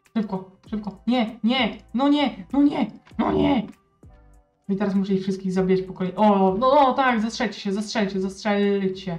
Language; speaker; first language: Polish; native; Polish